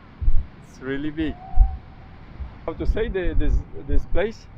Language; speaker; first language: English; non-native, learner; Polish